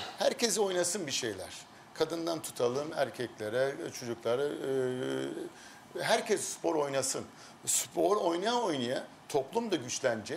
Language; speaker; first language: Turkish; early bilingual, heritage; Turkish